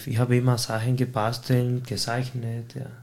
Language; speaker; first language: German; non-native, fluent; Spanish